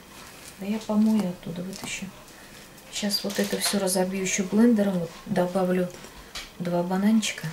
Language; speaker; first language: Russian; native; Russian